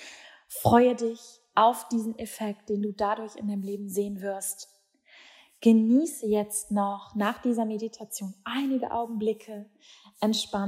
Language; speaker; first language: German; native; German